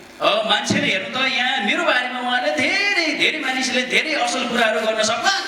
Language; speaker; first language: Nepali; native; Nepali